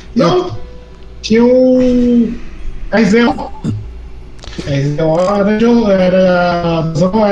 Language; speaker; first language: Portuguese; native; Portuguese